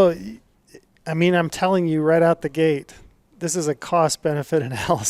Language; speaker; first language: English; native; English